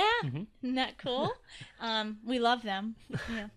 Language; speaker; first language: English; native; English